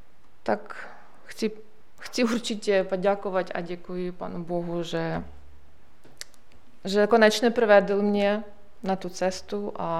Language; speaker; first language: Czech; non-native, learner; Ukrainian